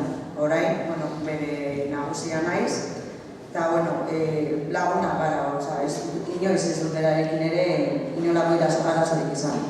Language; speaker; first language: Basque; non-native, local second language; Spanish